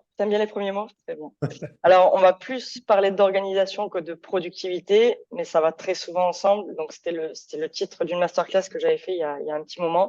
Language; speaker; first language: French; native; French